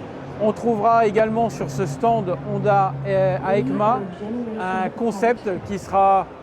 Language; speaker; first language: French; native; French